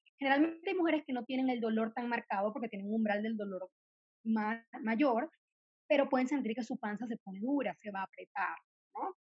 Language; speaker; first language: Spanish; native; Spanish